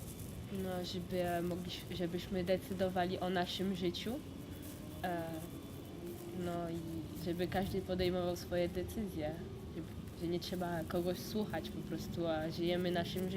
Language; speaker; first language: Polish; early bilingual, heritage; Polish